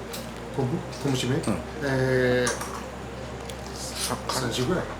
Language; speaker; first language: Japanese; non-native, learner; Portuguese